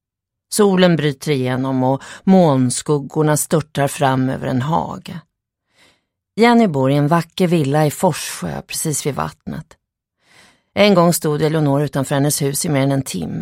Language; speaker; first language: Swedish; native; Swedish